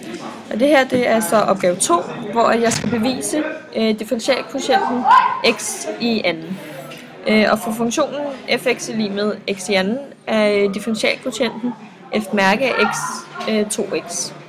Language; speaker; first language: Danish; native; Danish